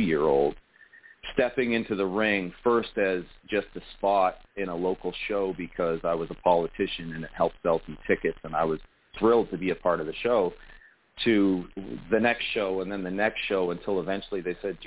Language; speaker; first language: English; native; English